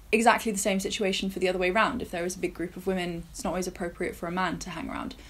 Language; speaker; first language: English; native; English